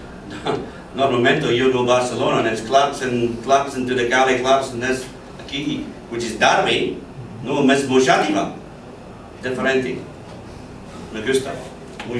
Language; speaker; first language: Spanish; non-native, learner; English